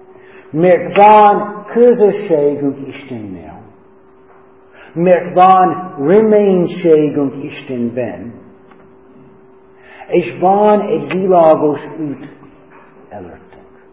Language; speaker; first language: Hungarian; non-native, learner; English